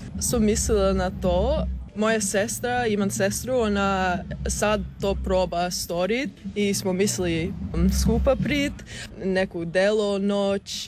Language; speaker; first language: Serbian; early bilingual, heritage; English